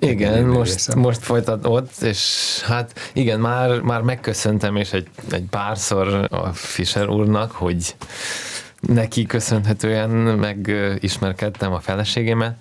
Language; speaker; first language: Hungarian; non-native, fluent; Russian